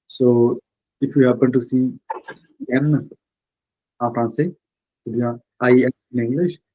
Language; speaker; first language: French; non-native, fluent; Punjabi